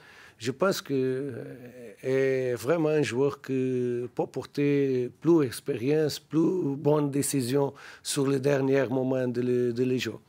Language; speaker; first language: French; non-native, learner; Portuguese